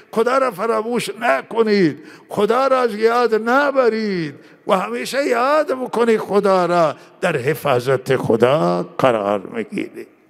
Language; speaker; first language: Persian; non-native, local second language; Baluchi